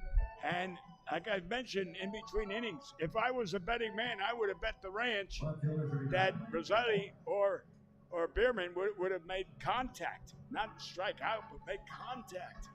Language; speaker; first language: English; native; English